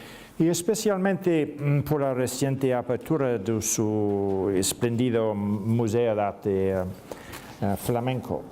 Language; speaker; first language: Spanish; non-native, learner; English